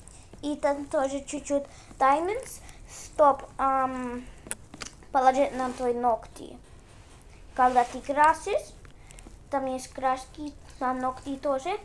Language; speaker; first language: Russian; early bilingual, heritage; Russian